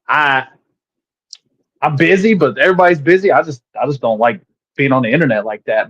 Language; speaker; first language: English; native; English